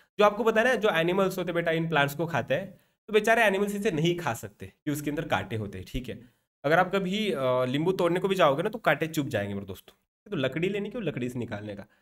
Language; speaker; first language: Hindi; non-native, local second language; Marathi